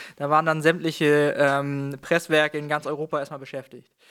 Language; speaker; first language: German; native; German